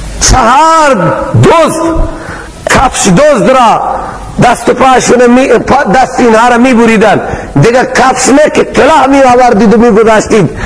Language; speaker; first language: Persian; non-native, local second language; Baluchi